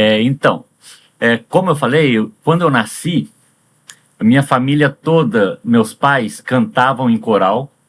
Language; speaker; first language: Portuguese; early bilingual, heritage; Portuguese